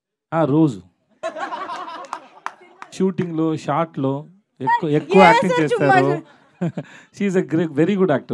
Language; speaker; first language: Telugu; non-native, learner; Tamil